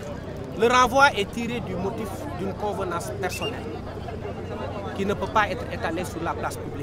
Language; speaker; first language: French; non-native, local second language; Wolof